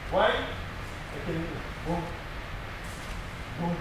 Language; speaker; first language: English; non-native, learner; Russian